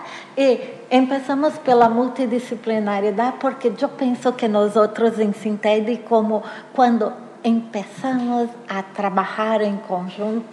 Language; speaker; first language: Spanish; non-native, fluent; Portuguese